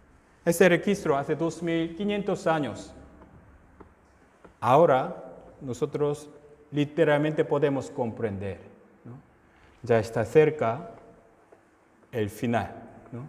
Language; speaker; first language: Spanish; non-native, fluent; Korean